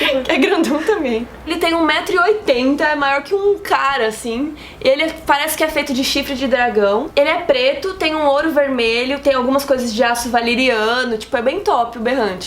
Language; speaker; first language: Portuguese; native; Portuguese